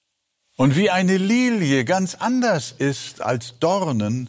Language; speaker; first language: German; native; German